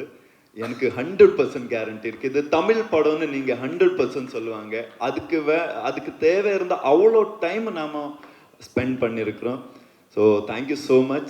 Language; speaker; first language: Tamil; non-native, learner; Kannada